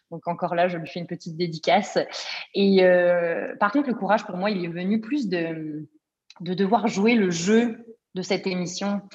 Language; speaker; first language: French; native; French